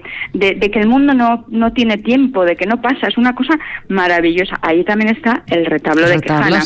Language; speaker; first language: Spanish; native; Spanish